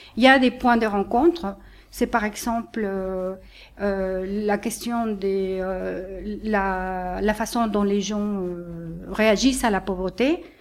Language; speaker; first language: French; non-native, fluent; Spanish